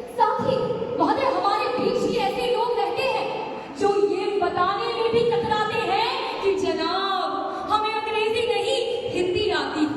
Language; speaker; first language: Hindi; native; Hindi